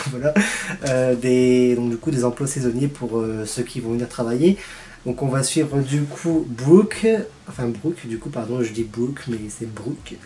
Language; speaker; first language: French; native; French